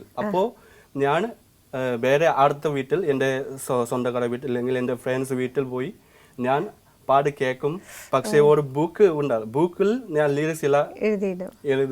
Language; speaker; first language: Malayalam; non-native, learner; Assamese